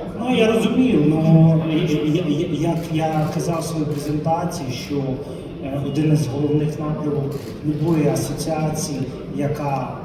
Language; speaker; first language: Ukrainian; non-native, local second language; Russian